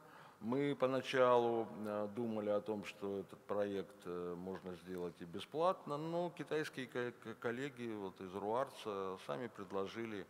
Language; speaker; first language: Russian; native; Russian